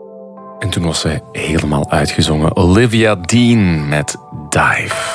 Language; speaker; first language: Dutch; native; Dutch